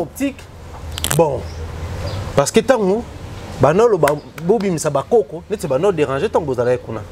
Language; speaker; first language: French; non-native, local second language; Lingala